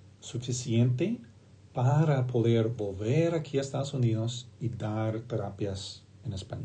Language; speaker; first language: Spanish; non-native, fluent; English